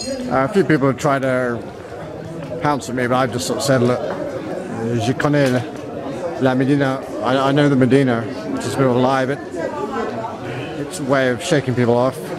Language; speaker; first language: English; native; English